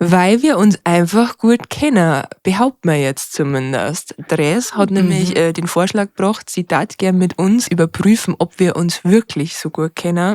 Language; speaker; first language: German; native; German